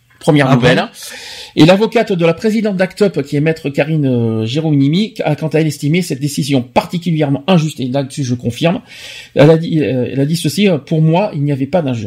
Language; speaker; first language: French; native; French